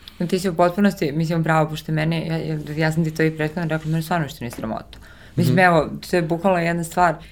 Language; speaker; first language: Serbian; early bilingual, heritage; Serbian